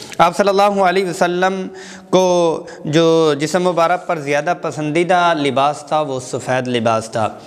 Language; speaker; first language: Urdu; non-native, local second language; Punjabi